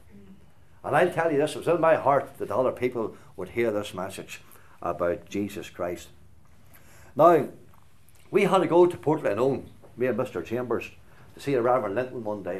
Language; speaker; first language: English; native; English